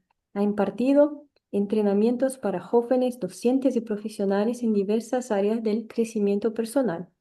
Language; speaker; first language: Spanish; non-native, fluent; Portuguese